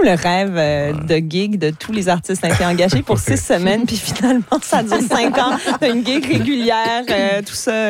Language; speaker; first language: French; native; French